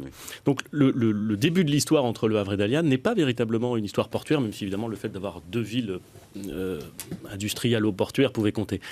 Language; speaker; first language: French; native; French